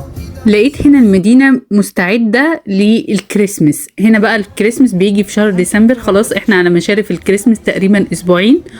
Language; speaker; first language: Arabic; native; Arabic